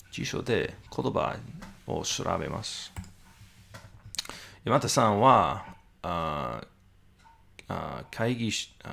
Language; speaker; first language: Japanese; non-native, learner; English